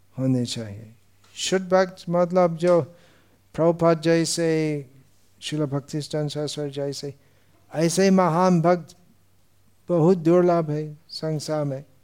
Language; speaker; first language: Hindi; non-native, fluent; English